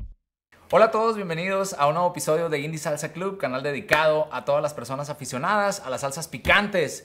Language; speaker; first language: Spanish; native; Spanish